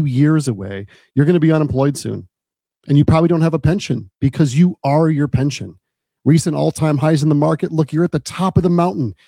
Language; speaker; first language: English; native; English